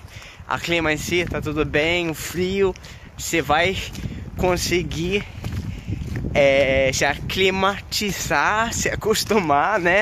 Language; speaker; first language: Portuguese; non-native, fluent; Swedish